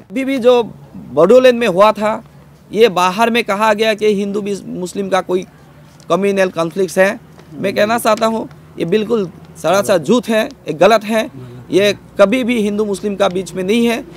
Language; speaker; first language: Hindi; non-native, local second language; Assamese